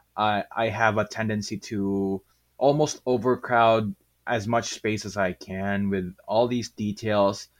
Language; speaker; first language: English; non-native, local second language; Filipino